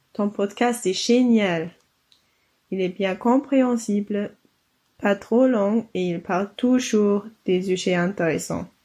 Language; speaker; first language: French; non-native, fluent; German